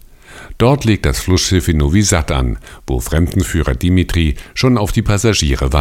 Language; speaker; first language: German; native; German